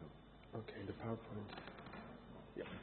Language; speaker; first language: Dutch; non-native, fluent; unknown